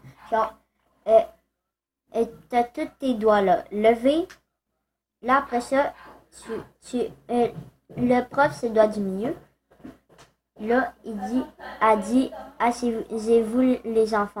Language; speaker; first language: French; native; French